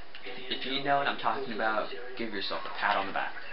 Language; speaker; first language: English; native; English